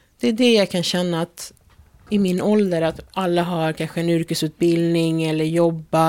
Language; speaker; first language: Swedish; early bilingual, other home language; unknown